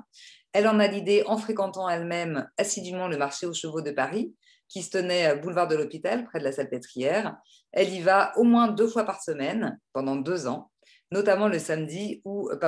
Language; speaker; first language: French; native; French